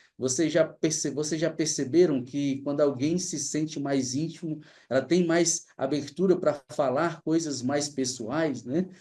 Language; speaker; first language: Portuguese; native; Portuguese